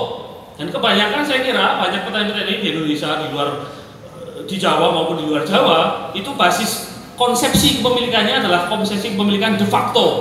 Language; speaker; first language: Indonesian; native; Indonesian